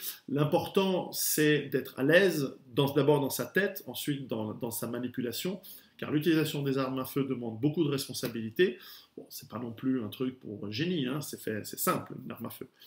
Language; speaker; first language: French; native; French